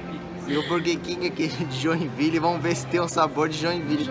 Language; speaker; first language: Portuguese; native; Portuguese